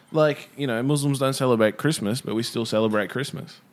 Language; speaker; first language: English; native; English